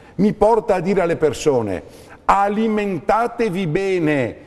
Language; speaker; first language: Italian; native; Italian